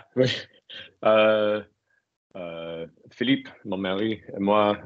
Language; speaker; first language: French; non-native, learner; English